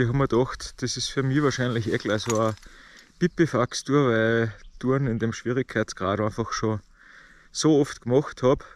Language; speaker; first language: German; native; German